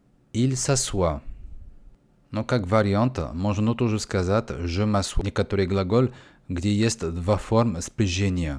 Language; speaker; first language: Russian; non-native, learner; French